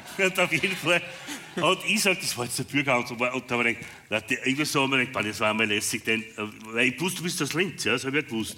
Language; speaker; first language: German; native; German